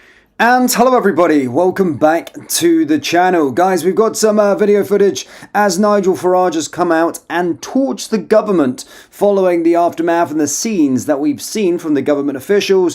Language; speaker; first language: English; native; English